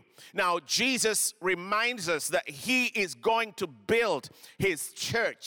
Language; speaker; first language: English; non-native, local second language; Luyia